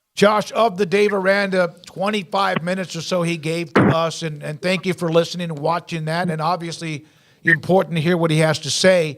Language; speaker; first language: English; native; English